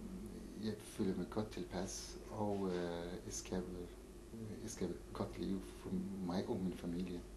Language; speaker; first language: Danish; non-native, fluent; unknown